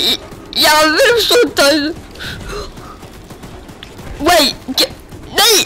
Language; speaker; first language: Icelandic; early bilingual, heritage; Icelandic